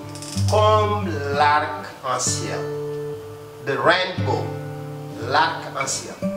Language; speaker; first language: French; non-native, fluent; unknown